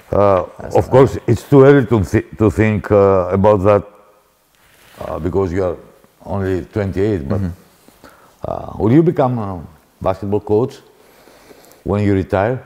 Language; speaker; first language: English; non-native, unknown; Greek